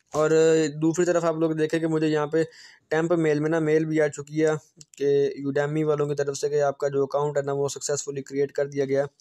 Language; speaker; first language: Hindi; native; Hindi